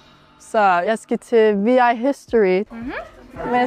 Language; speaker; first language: Danish; early bilingual, heritage; Danish